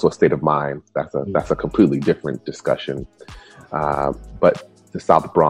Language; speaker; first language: English; early bilingual, other home language; Spanish